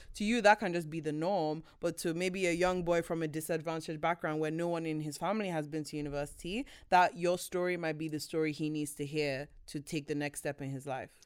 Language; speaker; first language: English; non-native, local second language; Yoruba